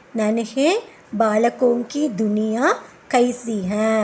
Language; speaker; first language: Hindi; non-native, local second language; Tamil